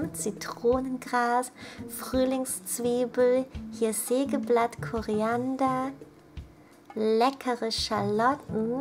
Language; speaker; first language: German; native; German